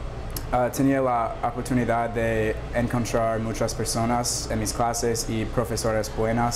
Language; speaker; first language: Spanish; non-native, learner; English